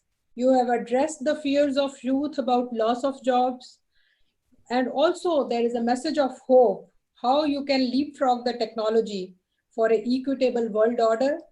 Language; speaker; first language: English; non-native, local second language; Hindi